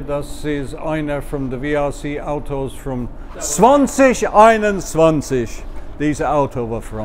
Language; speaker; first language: German; non-native, fluent; English